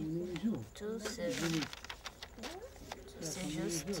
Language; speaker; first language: French; non-native, learner; Arabic